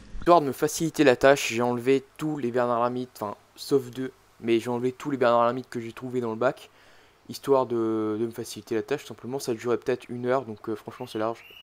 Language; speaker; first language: French; native; French